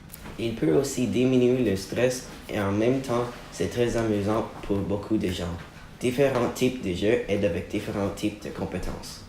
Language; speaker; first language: French; non-native, learner; English